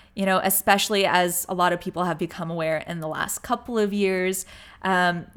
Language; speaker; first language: English; native; English